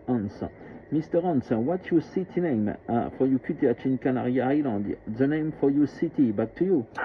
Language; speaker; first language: English; non-native, learner; French